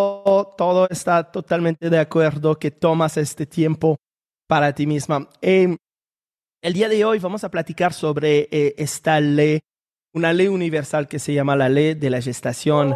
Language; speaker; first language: Spanish; non-native, fluent; French